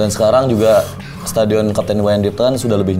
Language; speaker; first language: Indonesian; native; Indonesian